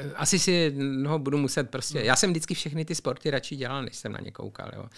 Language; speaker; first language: Czech; native; Czech